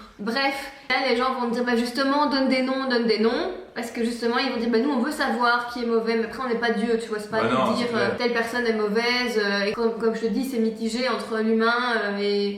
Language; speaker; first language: French; native; French